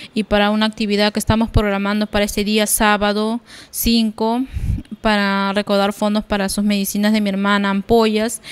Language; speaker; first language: Spanish; native; Spanish